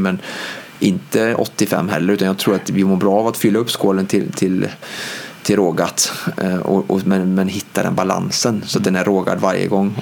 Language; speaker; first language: Swedish; native; Swedish